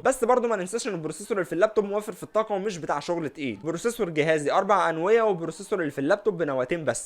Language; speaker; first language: Arabic; native; Arabic